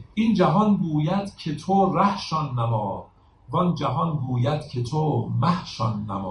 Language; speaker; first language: Persian; native; Persian